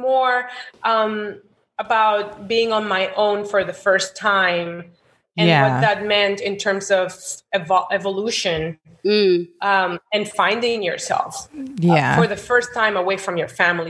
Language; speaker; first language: English; non-native, fluent; Spanish